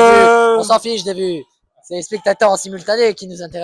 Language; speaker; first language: French; native; French